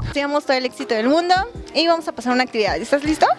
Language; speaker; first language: Spanish; native; Spanish